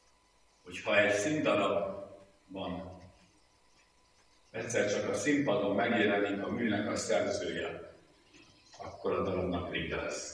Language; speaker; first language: Hungarian; native; Hungarian